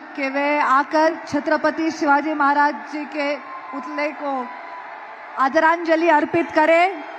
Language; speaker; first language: Hindi; non-native, local second language; Marathi